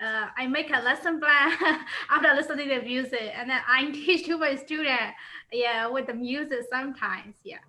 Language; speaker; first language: English; non-native, learner; Burmese